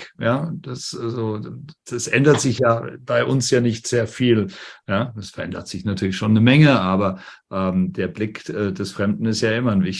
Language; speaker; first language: German; native; German